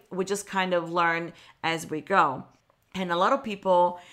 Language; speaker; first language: English; non-native, fluent; Italian